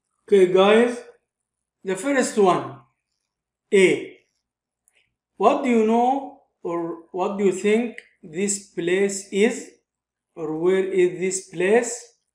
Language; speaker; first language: English; non-native, fluent; Arabic